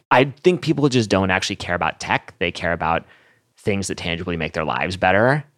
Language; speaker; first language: English; native; English